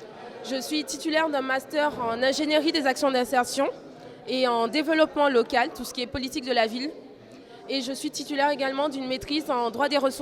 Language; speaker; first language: French; native; French